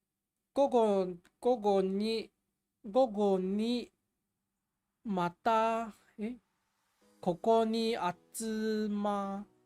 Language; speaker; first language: Japanese; non-native, learner; English